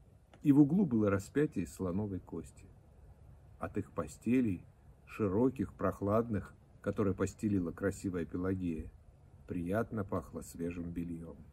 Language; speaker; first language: Russian; native; Russian